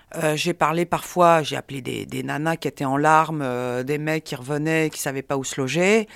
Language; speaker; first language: French; native; French